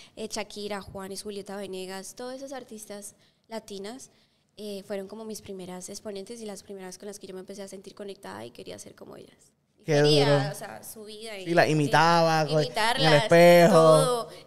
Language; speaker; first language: Spanish; native; Spanish